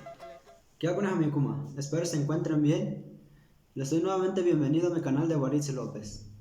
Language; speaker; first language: Spanish; non-native, local second language; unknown